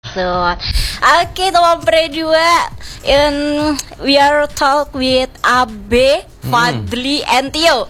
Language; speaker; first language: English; non-native, learner; Indonesian